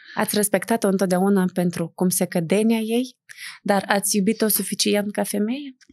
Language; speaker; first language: Romanian; native; Romanian